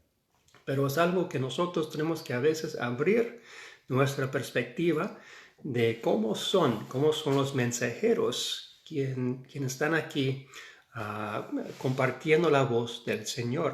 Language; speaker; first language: Spanish; non-native, fluent; English